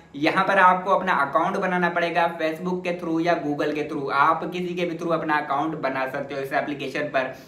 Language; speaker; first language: Hindi; native; Hindi